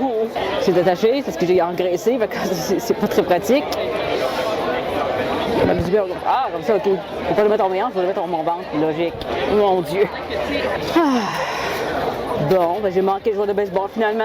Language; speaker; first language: French; native; French